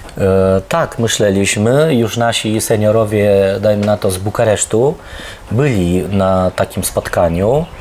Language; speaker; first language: Polish; early bilingual, heritage; Polish